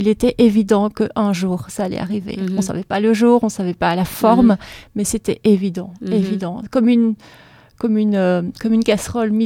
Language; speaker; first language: French; native; French